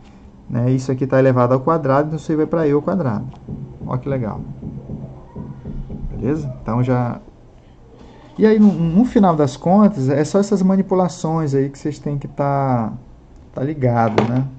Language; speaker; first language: Portuguese; native; Portuguese